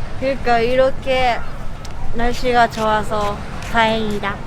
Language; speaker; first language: Korean; non-native, fluent; Japanese